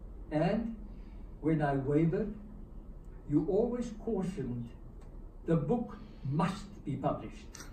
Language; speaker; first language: English; non-native, local second language; Afrikaans